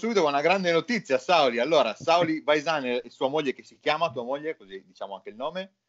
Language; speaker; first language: Italian; native; Italian